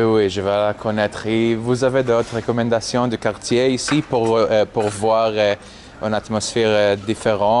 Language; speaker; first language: French; non-native, learner; English